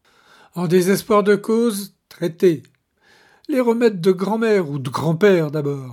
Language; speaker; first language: French; native; French